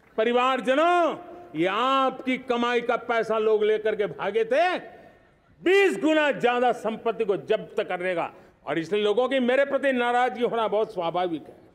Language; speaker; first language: Hindi; non-native, local second language; Gujarati